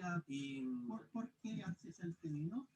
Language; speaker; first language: Spanish; non-native, learner; English